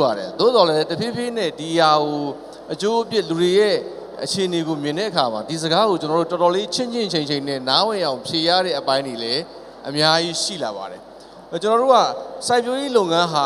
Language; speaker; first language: Burmese; native; Burmese